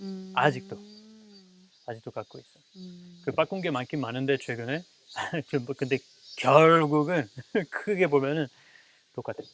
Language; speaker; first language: Korean; non-native, fluent; French